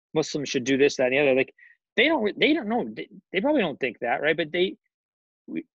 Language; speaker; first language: English; native; English